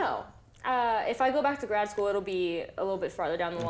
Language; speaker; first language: English; native; English